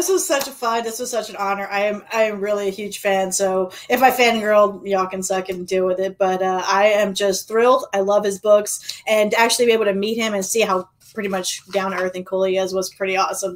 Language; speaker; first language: English; native; English